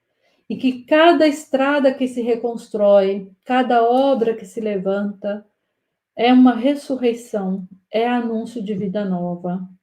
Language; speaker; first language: Portuguese; native; Portuguese